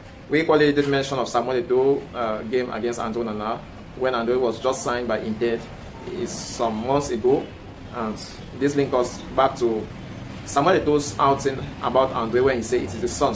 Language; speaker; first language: English; non-native, local second language; French